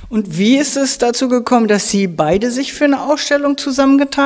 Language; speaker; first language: German; native; German